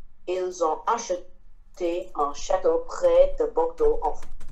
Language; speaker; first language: French; non-native, learner; Chinese